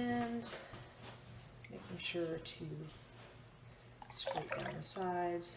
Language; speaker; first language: English; native; English